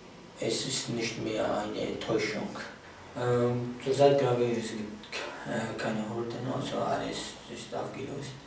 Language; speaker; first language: German; non-native, fluent; Arabic